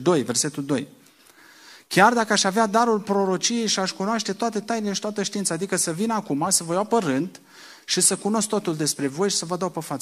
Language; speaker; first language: Romanian; native; Romanian